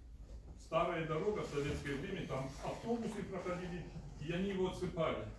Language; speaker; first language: Russian; native; Russian